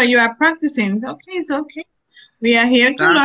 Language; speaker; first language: English; non-native, learner; Spanish